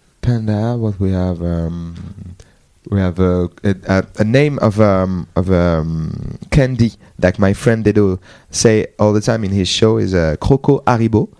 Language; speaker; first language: English; non-native, learner; French